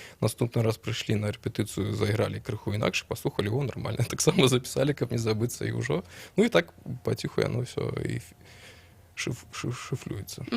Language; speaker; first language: Belarusian; non-native, local second language; Russian